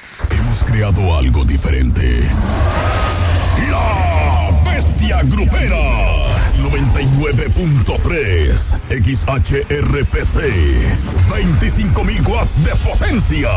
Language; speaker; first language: Spanish; native; Spanish